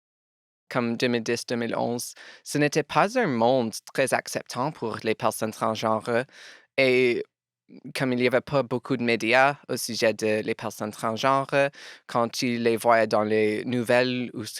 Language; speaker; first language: French; non-native, local second language; English